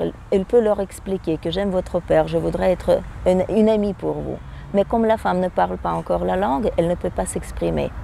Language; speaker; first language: French; non-native, fluent; Russian